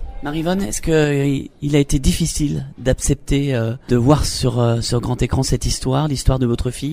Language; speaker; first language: French; native; French